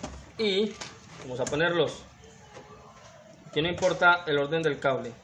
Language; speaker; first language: Spanish; native; Spanish